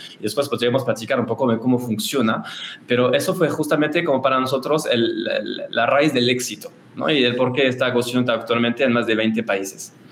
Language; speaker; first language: Spanish; non-native, fluent; French